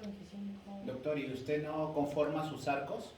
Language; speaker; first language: Spanish; native; Spanish